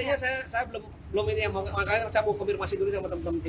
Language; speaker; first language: Indonesian; native; Indonesian